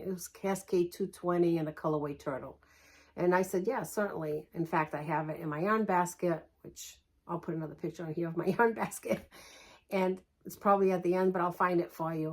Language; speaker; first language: English; early bilingual, other home language; Portuguese